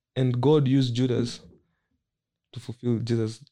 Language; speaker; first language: English; non-native, local second language; Nyanja